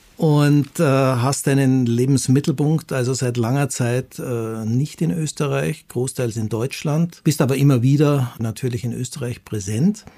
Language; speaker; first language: German; native; German